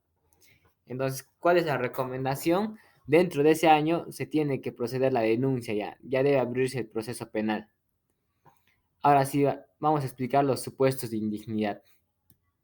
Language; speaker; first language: Spanish; native; Spanish